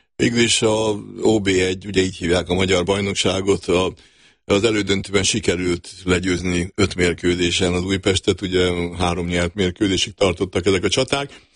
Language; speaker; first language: Hungarian; native; Hungarian